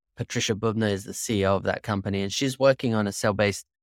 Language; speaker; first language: English; native; English